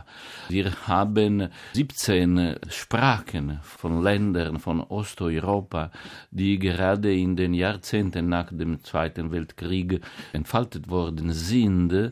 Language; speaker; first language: German; non-native, fluent; Italian